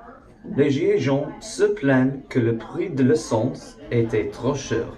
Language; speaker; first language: French; non-native, learner; English